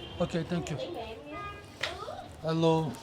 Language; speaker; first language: English; non-native, learner; Turkish